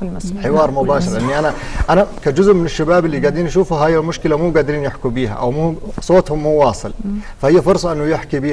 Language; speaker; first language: Arabic; native; Arabic